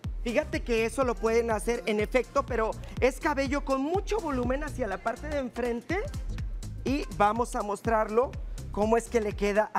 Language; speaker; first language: Spanish; native; Spanish